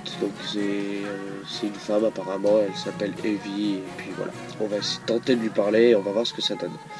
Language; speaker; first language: French; native; French